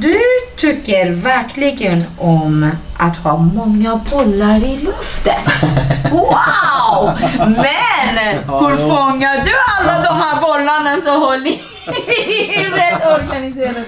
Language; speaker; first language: Swedish; non-native, fluent; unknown